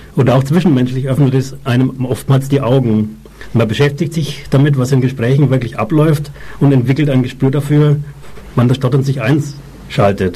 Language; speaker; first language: German; native; German